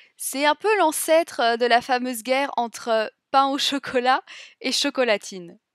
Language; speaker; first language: French; native; French